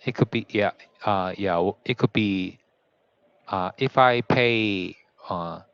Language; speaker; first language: English; non-native, learner; Korean